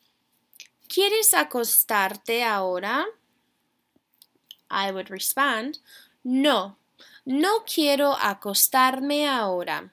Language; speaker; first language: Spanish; non-native, fluent; English